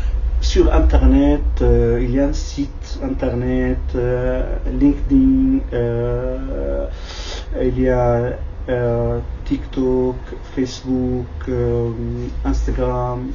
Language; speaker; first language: French; non-native, learner; Kurdish